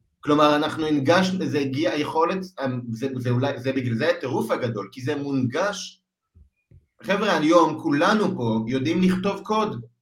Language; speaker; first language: Hebrew; native; Hebrew